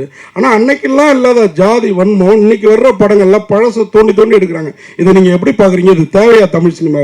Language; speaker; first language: Tamil; native; Tamil